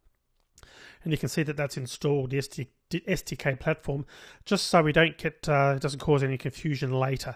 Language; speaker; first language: English; native; English